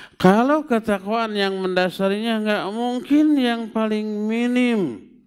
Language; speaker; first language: Indonesian; non-native, local second language; Sundanese